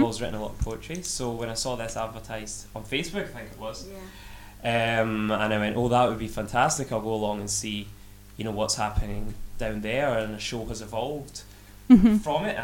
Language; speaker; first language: English; native; English